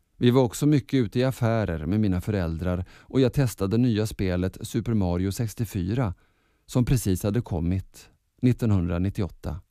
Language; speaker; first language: Swedish; early bilingual, other home language; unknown